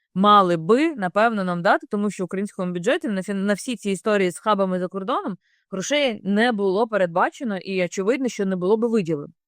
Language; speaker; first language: Ukrainian; native; Ukrainian